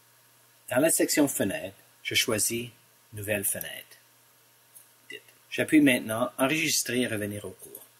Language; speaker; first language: French; non-native, local second language; English